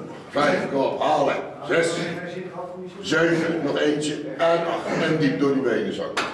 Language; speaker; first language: Dutch; native; Dutch